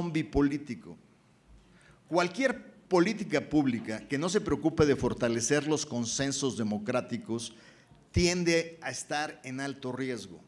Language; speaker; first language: Spanish; native; Spanish